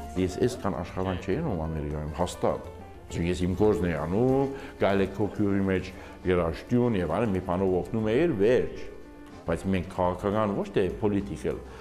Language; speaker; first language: Armenian; early bilingual, heritage; Armenian